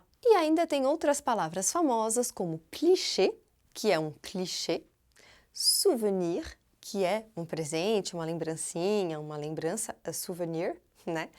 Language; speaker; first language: Portuguese; non-native, fluent; French